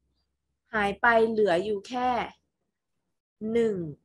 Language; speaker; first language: Thai; native; Thai